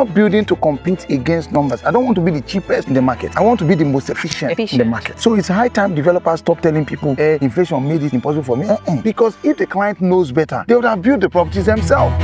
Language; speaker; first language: English; non-native, local second language; Igbo